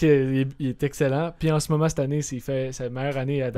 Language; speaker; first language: French; native; French